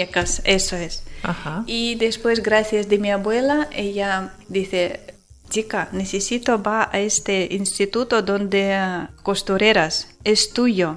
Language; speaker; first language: Spanish; non-native, learner; Ukrainian